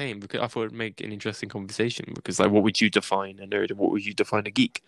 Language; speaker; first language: English; native; English